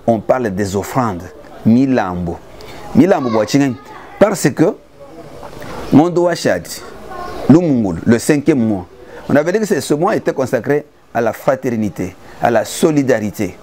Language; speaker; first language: French; non-native, local second language; Luba-Lulua